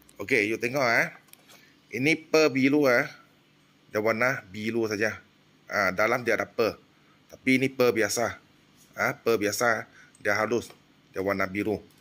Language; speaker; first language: Malay; non-native, local second language; Min Nan Chinese